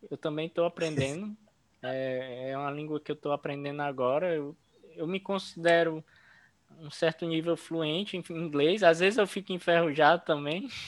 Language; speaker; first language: Portuguese; native; Portuguese